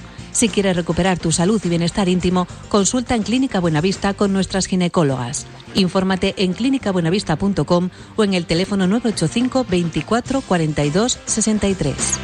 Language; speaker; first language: Spanish; native; Spanish